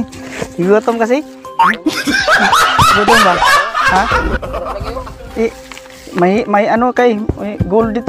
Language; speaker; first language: Filipino; non-native, local second language; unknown